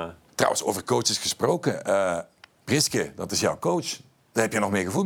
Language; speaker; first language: Dutch; native; Dutch